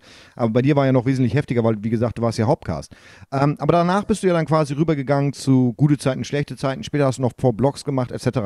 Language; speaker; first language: German; native; German